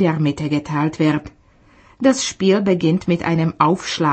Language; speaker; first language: German; non-native, fluent; Czech